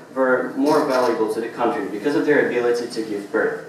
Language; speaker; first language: English; non-native, fluent; Russian